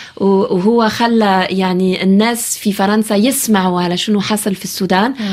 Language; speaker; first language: Arabic; early bilingual, heritage; French